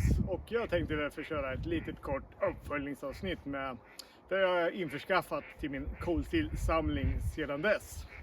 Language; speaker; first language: Swedish; native; Swedish